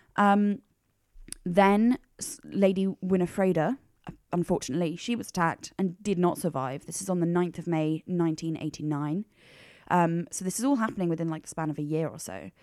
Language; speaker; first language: English; native; English